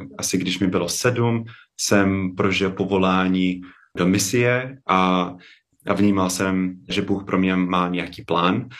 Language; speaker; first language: Czech; non-native, fluent; English